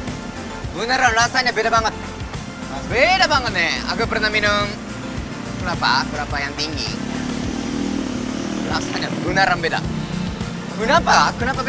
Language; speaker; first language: Indonesian; non-native, learner; Japanese